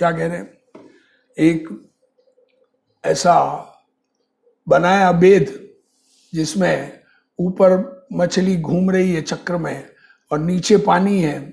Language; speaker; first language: Hindi; native; Hindi